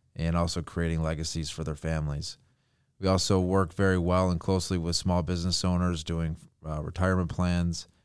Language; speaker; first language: English; native; English